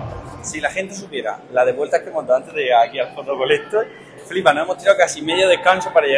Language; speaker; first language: Spanish; native; Spanish